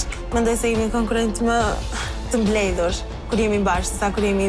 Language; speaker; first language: Albanian; early bilingual, other home language; English